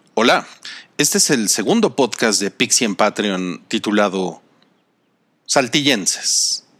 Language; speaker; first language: Spanish; native; Spanish